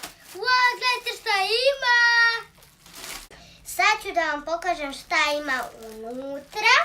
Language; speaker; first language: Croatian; early bilingual, heritage; Croatian